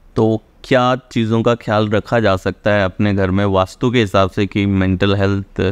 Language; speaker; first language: Hindi; native; Hindi